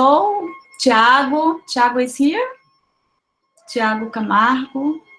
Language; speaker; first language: English; non-native, learner; Portuguese